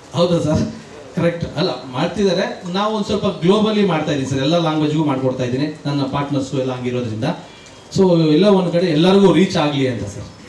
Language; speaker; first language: Kannada; native; Kannada